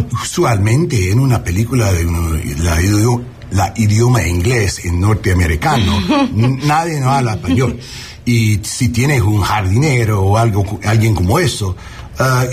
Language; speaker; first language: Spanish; non-native, learner; English